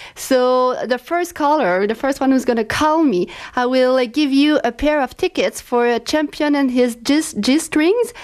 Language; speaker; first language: English; non-native, fluent; French